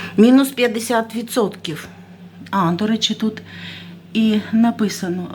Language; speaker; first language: Ukrainian; non-native, local second language; Russian